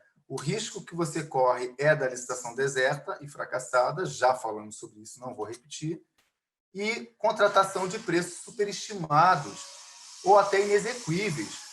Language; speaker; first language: Portuguese; native; Portuguese